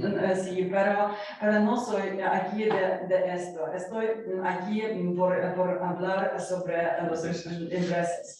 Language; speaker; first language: Spanish; non-native, learner; Ukrainian